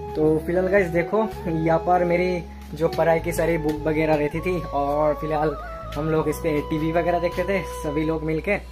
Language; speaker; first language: Hindi; non-native, local second language; Bangla